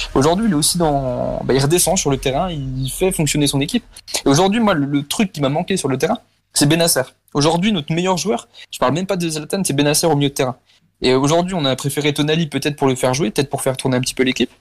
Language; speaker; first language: French; native; French